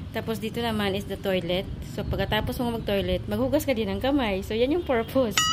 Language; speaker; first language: Filipino; native; Filipino